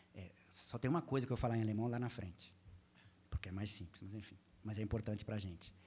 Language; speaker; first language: Portuguese; native; Portuguese